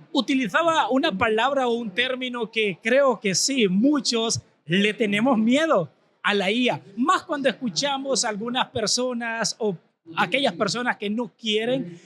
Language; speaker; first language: Spanish; native; Spanish